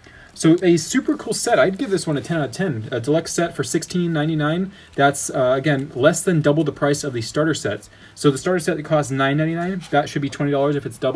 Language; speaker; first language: English; native; English